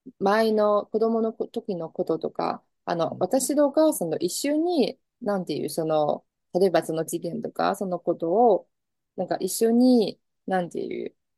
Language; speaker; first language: Japanese; non-native, fluent; Chinese